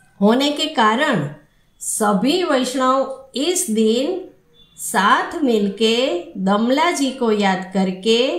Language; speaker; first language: Hindi; non-native, local second language; Gujarati